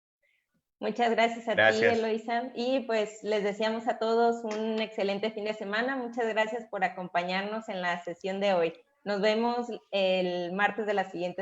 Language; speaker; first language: Spanish; native; Spanish